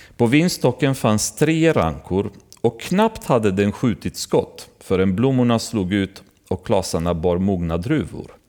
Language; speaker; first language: Swedish; non-native, fluent; Romanian